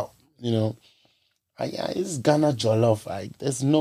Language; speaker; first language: English; non-native, local second language; Ewe